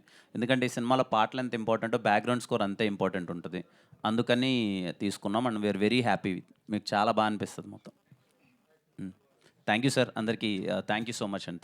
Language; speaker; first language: Telugu; native; Telugu